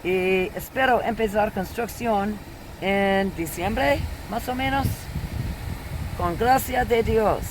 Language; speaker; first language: Spanish; non-native, learner; English